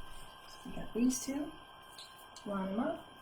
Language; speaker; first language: English; native; English